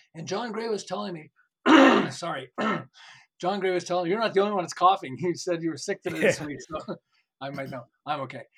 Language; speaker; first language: English; native; English